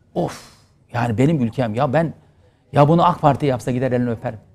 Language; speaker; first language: Turkish; native; Turkish